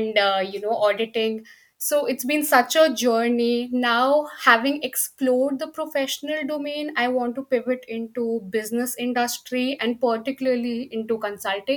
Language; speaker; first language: English; non-native, local second language; Hindi